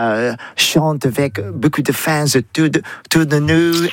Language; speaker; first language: French; non-native, learner; English